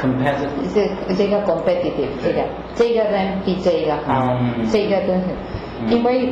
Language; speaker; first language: Chinese; non-native, learner; Spanish